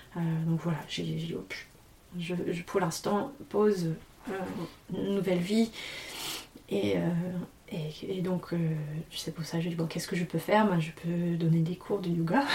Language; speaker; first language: French; non-native, fluent; English